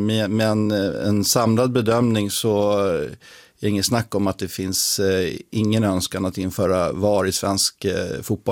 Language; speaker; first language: Swedish; native; Swedish